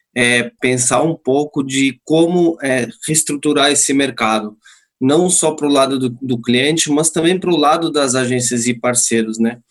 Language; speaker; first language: Portuguese; native; Portuguese